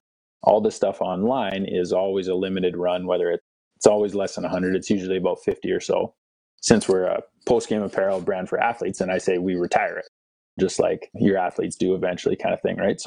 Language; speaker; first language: English; native; English